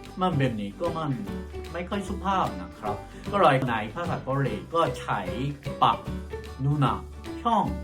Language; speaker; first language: Thai; non-native, fluent; Korean